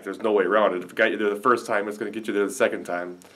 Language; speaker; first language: English; native; English